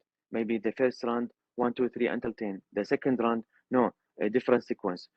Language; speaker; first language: English; non-native, learner; Arabic